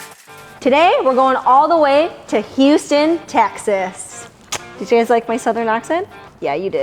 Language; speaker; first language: English; native; English